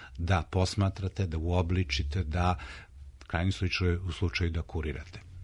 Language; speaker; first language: Serbian; native; Serbian